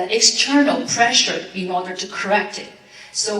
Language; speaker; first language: English; non-native, fluent; Chinese